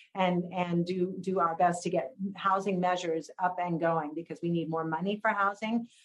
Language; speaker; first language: English; native; English